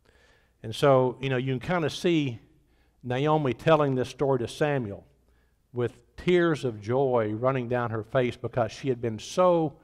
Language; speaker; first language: English; native; English